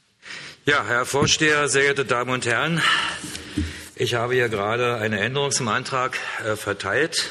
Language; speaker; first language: German; native; German